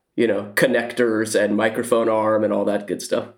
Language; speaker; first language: English; native; English